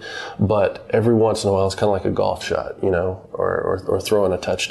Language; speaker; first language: English; native; English